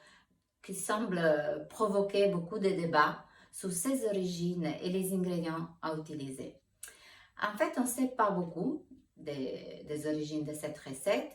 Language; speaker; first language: French; non-native, fluent; Italian